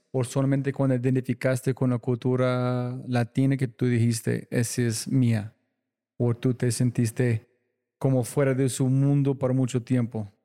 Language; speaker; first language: Spanish; non-native, fluent; English